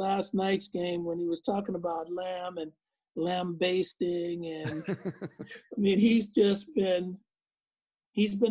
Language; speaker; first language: English; native; English